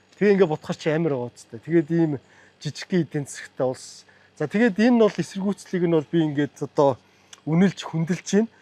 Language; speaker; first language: Mongolian; native; Mongolian